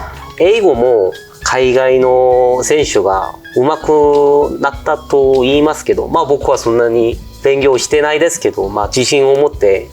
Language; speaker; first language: Japanese; non-native, fluent; Korean